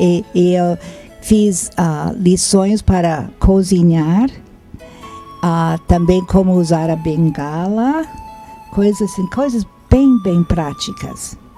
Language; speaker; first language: Portuguese; non-native, fluent; English